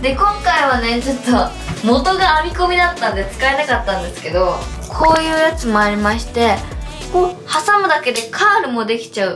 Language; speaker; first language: Japanese; native; Japanese